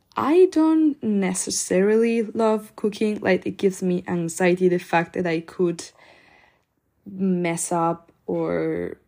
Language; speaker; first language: English; non-native, fluent; Italian